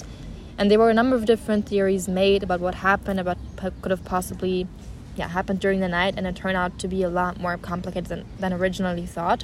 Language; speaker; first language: English; non-native, fluent; German